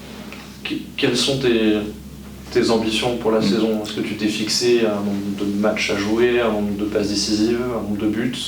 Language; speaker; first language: French; native; French